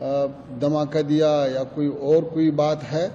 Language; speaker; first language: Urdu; non-native, fluent; Pashto